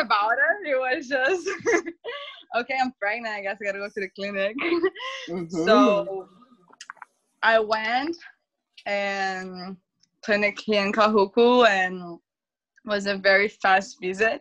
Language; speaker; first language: English; non-native, fluent; Portuguese